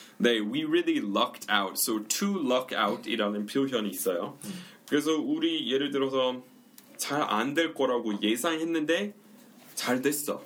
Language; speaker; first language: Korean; non-native, fluent; English